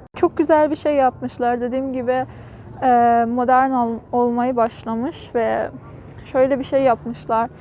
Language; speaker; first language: Turkish; non-native, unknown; Persian